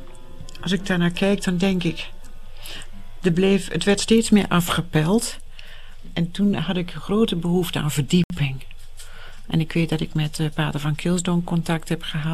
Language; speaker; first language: Dutch; native; Dutch